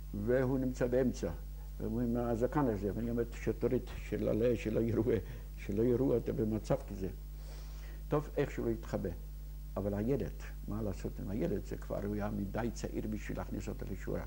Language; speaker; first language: Hebrew; non-native, fluent; Yiddish